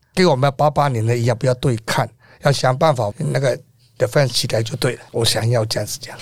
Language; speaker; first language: Chinese; non-native, fluent; Burmese